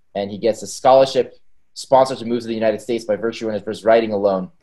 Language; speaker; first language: English; early bilingual, other home language; Hebrew